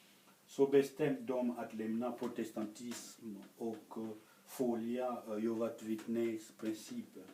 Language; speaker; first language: Swedish; non-native, fluent; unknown